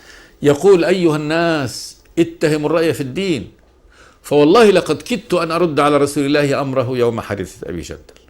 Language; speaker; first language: Arabic; native; Arabic